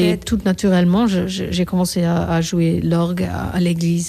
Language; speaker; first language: French; non-native, fluent; Korean